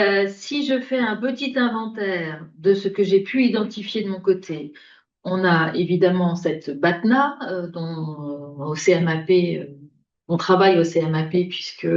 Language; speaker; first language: French; native; French